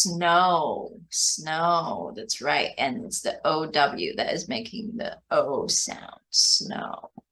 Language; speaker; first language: English; non-native, fluent; Chinese